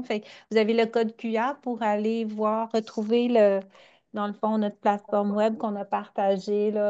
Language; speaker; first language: French; native; French